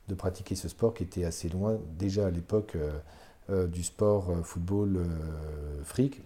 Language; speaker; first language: French; native; French